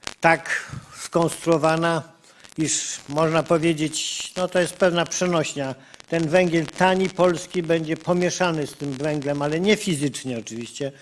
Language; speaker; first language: Polish; native; Polish